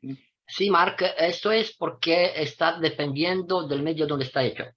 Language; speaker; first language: Spanish; non-native, fluent; Romanian